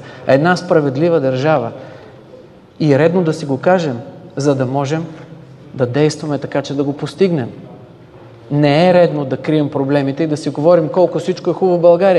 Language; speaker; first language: Bulgarian; native; Bulgarian